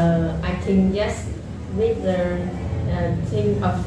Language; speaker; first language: English; non-native, learner; Vietnamese